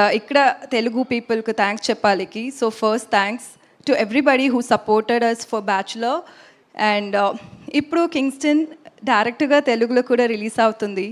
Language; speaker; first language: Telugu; non-native, learner; Tamil